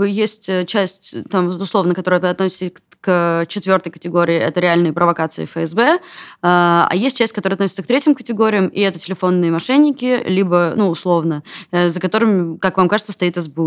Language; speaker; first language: Russian; native; Russian